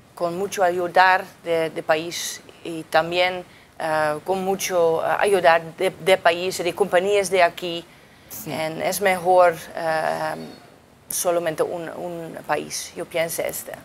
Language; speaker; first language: Spanish; non-native, learner; Dutch